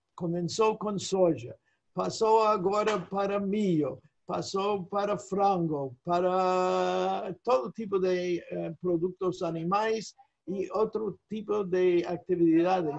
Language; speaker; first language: Portuguese; non-native, fluent; English